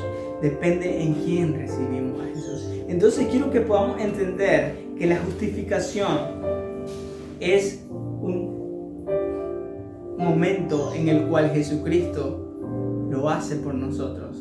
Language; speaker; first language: Spanish; native; Spanish